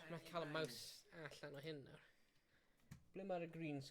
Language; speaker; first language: Welsh; native; Welsh